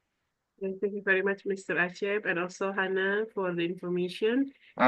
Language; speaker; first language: English; non-native, learner; Indonesian